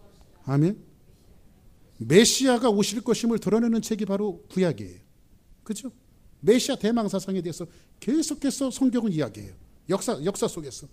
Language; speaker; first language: Korean; native; Korean